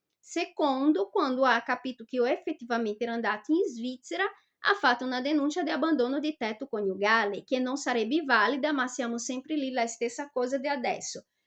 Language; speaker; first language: Italian; non-native, fluent; Portuguese